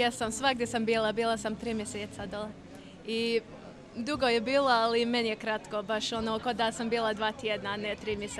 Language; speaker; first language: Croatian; early bilingual, heritage; Croatian